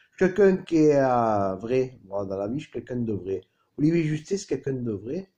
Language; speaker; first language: French; native; French